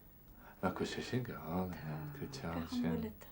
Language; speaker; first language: Irish; non-native, local second language; English